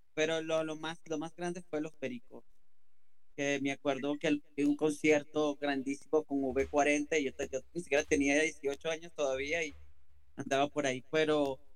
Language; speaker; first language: Spanish; native; Spanish